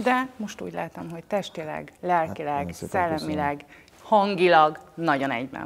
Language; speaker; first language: Hungarian; native; Hungarian